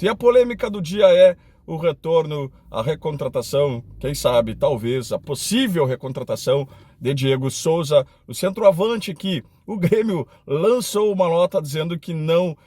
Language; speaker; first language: Portuguese; native; Portuguese